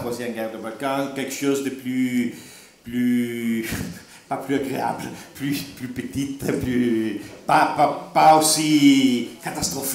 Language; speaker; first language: French; non-native, learner; Italian